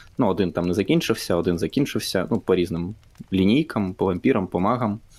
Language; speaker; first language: Ukrainian; non-native, local second language; Russian